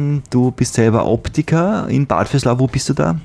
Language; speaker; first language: German; native; German